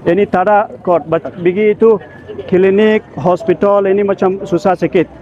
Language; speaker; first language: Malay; non-native, learner; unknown